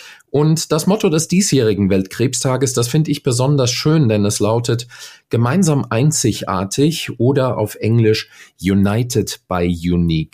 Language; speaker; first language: German; native; German